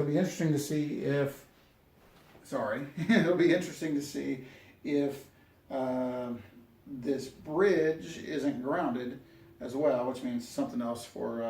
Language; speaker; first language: English; native; English